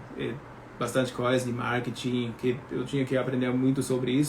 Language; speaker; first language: Portuguese; non-native, fluent; German